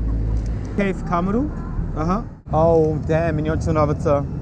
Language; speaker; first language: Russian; non-native, learner; English